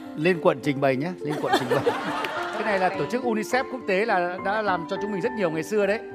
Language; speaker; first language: Vietnamese; native; Vietnamese